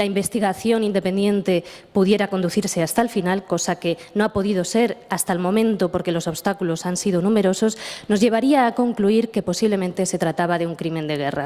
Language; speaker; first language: Spanish; native; Spanish